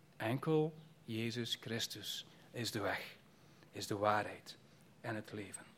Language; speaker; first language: Dutch; native; Dutch